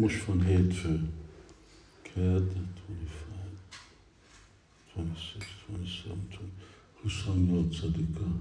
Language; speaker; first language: Hungarian; early bilingual, heritage; English